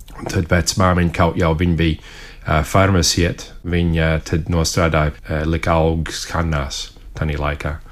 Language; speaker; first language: Latvian; early bilingual, heritage; Latvian